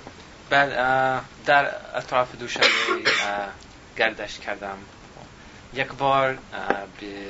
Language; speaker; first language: Persian; non-native, learner; English